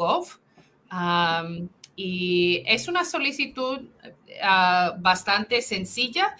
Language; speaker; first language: Spanish; non-native, fluent; English